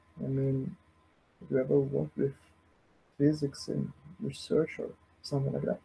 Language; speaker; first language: English; non-native, fluent; Portuguese